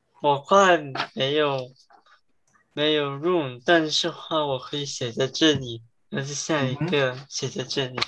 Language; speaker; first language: Chinese; early bilingual, heritage; English